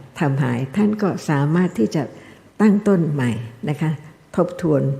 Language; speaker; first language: Thai; native; Thai